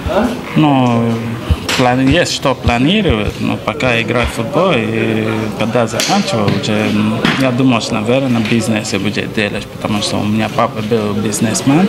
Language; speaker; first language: Russian; non-native, learner; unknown